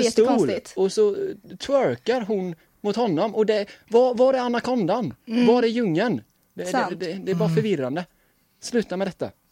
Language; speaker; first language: Swedish; native; Swedish